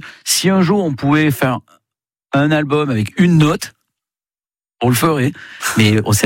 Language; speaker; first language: French; native; French